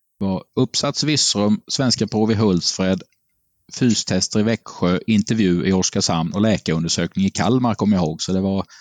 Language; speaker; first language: Swedish; native; Swedish